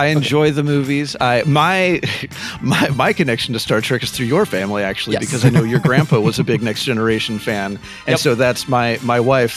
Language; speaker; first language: English; native; English